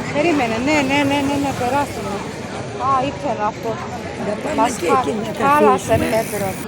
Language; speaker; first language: Greek; non-native, learner; Armenian